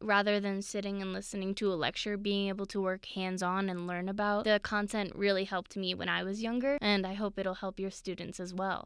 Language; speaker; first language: English; native; English